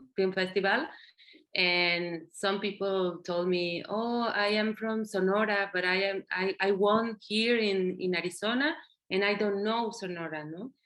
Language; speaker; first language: English; non-native, learner; Spanish